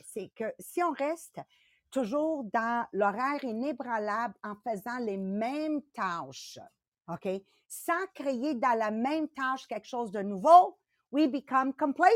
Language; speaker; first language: French; native; French